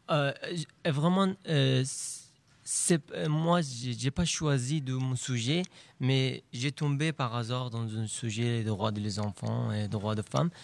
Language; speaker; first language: French; non-native, learner; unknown